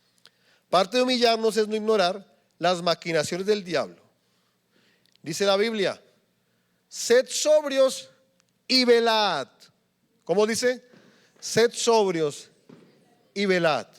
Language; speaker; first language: Spanish; native; Spanish